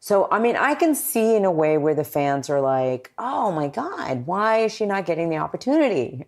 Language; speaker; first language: English; native; English